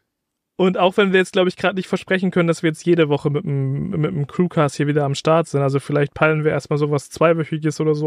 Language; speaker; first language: German; native; German